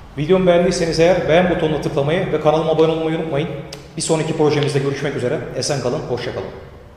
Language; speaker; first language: Turkish; native; Turkish